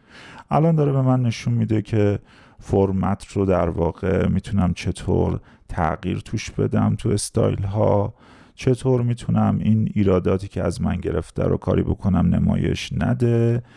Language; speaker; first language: Persian; native; Persian